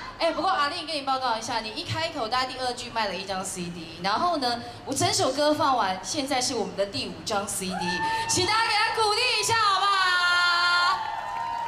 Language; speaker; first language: Chinese; native; Chinese